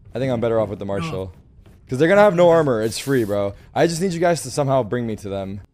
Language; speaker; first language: English; early bilingual, heritage; Turkish